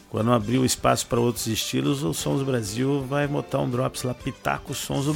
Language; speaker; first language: Portuguese; native; Portuguese